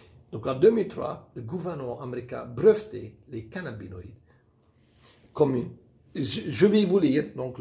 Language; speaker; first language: French; non-native, fluent; Hungarian